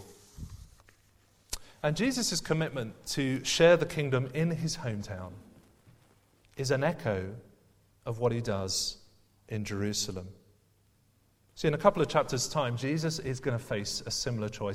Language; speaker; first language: English; native; English